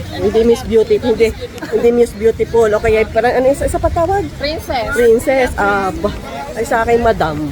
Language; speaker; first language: Filipino; native; Filipino